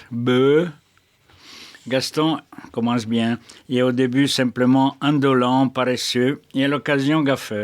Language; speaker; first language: French; native; French